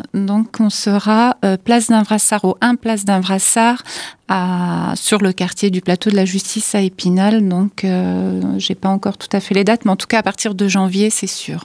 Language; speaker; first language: French; native; French